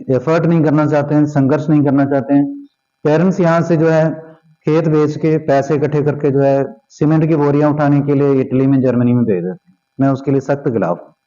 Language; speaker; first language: Hindi; non-native, local second language; Punjabi